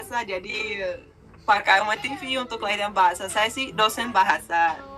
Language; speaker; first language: Indonesian; non-native, fluent; Russian